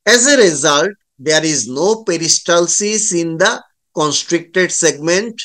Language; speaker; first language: English; non-native, local second language; Bangla